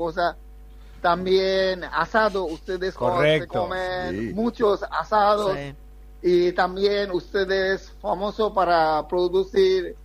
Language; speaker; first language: Spanish; non-native, fluent; Bangla